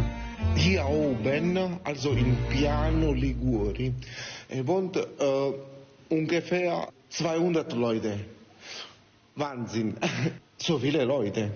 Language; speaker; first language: German; non-native, learner; Italian